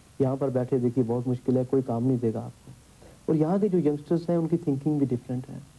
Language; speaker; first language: Hindi; early bilingual, heritage; Hindi